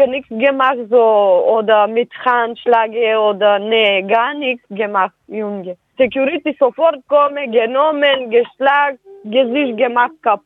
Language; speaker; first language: German; non-native, learner; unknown